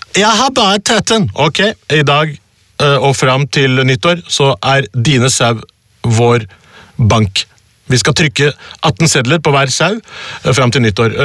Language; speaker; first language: Norwegian; early bilingual, other home language; Urdu